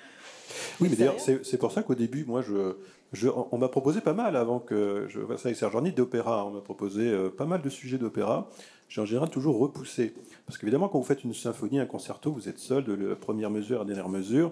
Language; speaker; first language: French; native; French